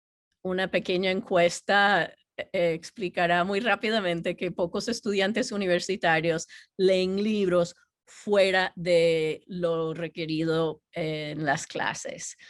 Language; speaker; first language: Spanish; non-native, fluent; English